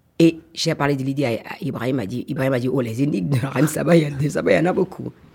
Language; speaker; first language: French; non-native, local second language; Fon